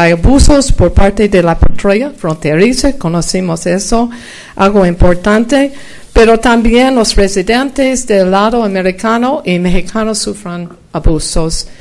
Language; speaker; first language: Spanish; non-native, fluent; English